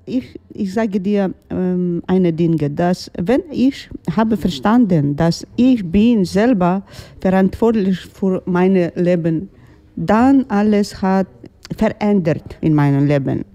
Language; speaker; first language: German; non-native, learner; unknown